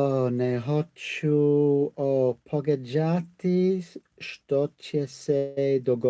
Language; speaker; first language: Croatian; non-native, learner; English